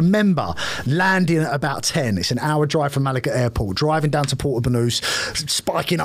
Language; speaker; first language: English; native; English